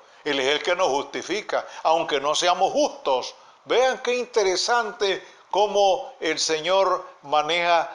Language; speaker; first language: Spanish; native; Spanish